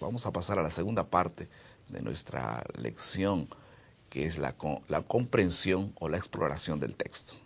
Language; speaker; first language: Spanish; non-native, fluent; Portuguese